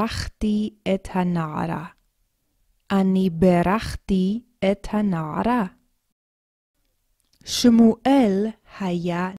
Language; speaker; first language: Hebrew; non-native, fluent; English